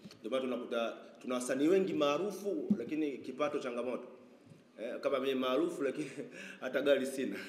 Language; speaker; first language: Swahili; native; Swahili